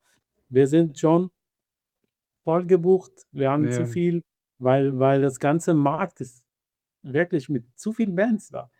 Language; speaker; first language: German; non-native, fluent; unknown